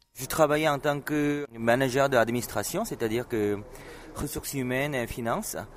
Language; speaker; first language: French; non-native, fluent; Korean